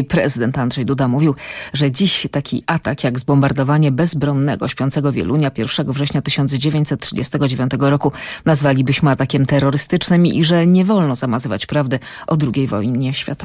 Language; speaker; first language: Polish; native; Polish